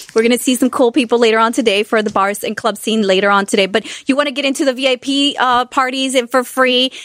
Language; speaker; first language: English; non-native, fluent; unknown